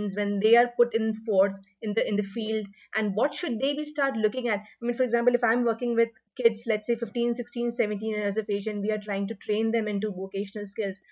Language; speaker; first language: English; non-native, local second language; Hindi